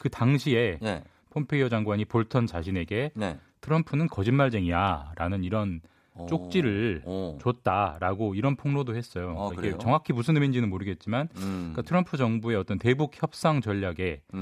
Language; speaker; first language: Korean; native; Korean